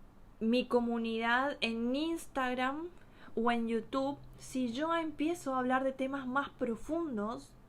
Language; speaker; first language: Spanish; native; Spanish